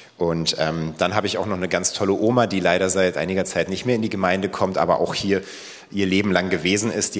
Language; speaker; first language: German; native; German